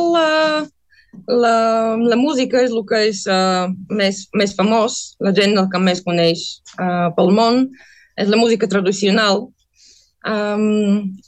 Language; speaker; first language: Catalan; non-native, fluent; Bulgarian